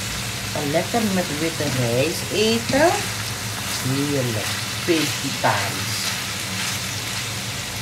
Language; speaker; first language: Dutch; non-native, local second language; Caribbean Hindustani